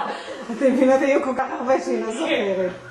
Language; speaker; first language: Hebrew; native; Hebrew